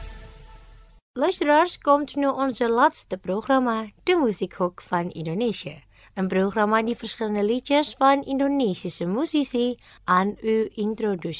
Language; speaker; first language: Dutch; non-native, fluent; Indonesian